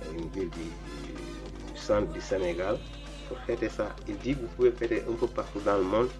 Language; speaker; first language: French; non-native, local second language; Wolof